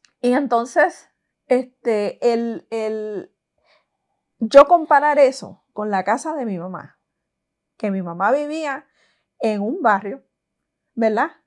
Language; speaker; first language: Spanish; native; Spanish